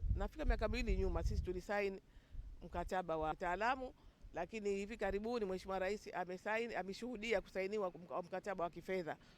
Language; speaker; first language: Swahili; native; Swahili